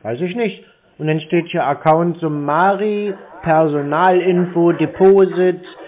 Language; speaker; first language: German; native; German